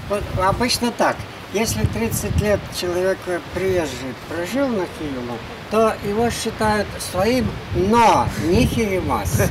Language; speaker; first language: Russian; non-native, local second language; Estonian